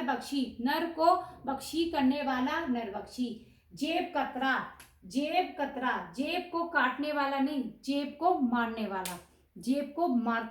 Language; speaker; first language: Hindi; native; Hindi